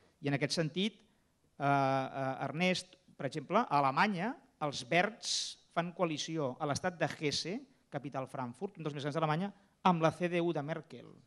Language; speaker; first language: Catalan; native; Catalan